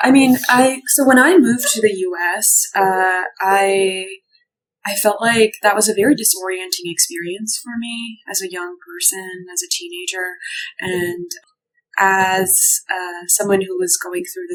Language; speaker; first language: English; non-native, local second language; Urdu